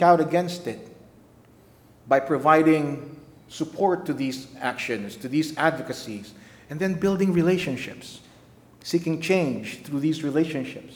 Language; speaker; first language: English; non-native, local second language; Filipino